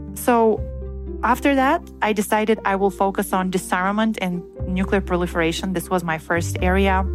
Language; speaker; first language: English; non-native, fluent; Bulgarian